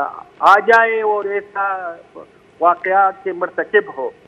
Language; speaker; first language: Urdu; non-native, fluent; Pashto